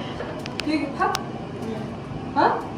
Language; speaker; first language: Korean; non-native, learner; Kazakh